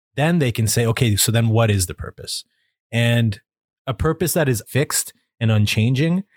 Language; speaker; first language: English; native; English